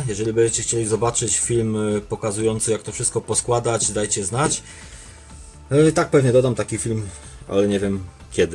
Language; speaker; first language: Polish; native; Polish